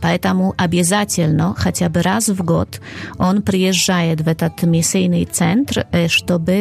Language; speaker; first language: Russian; non-native, fluent; Polish